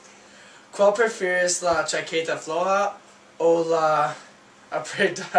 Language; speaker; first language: Spanish; non-native, learner; English